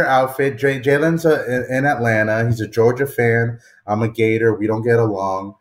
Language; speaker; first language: English; native; English